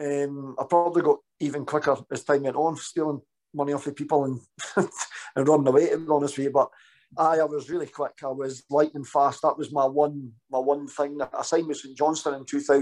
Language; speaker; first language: English; native; English